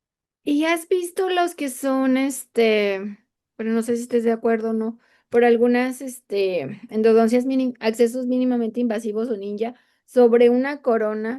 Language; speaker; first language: Spanish; native; Spanish